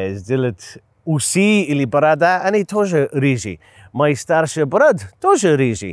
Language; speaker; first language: Russian; non-native, learner; English